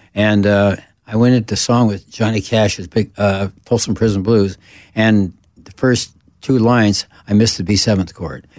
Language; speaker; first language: English; native; English